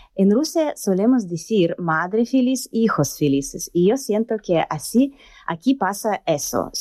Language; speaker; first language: Spanish; non-native, learner; Russian